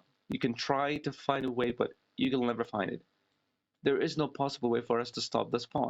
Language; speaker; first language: English; non-native, fluent; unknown